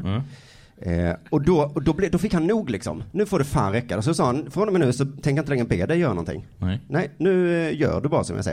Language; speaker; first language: Swedish; native; Swedish